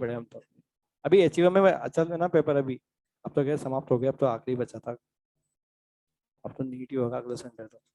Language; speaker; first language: Hindi; native; Hindi